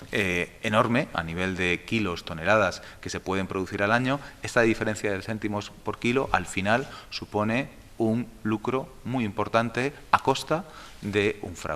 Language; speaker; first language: Spanish; native; Spanish